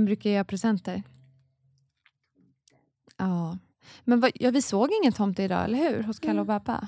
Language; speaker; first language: Swedish; native; Swedish